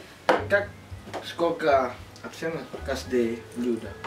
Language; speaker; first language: Russian; non-native, learner; Indonesian